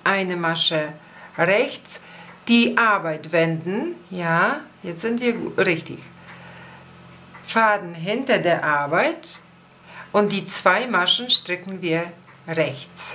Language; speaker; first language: German; non-native, fluent; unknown